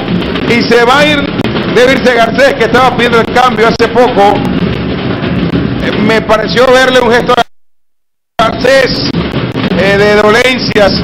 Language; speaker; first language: Spanish; native; Spanish